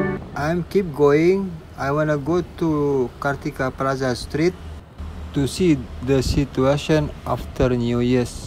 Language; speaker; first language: English; non-native, learner; Indonesian